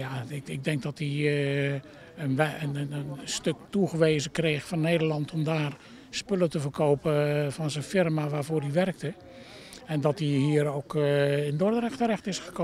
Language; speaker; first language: Dutch; native; Dutch